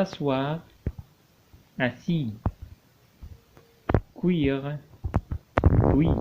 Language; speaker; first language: French; non-native, local second language; Arabic